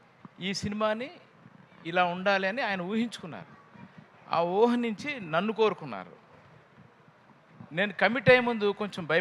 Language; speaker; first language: Telugu; native; Telugu